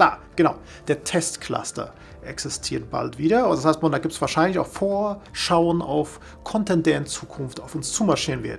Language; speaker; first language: German; native; German